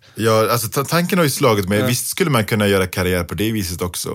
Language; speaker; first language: Swedish; early bilingual, other home language; Pashto